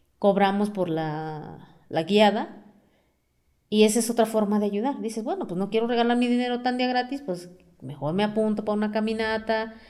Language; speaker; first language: Spanish; non-native, local second language; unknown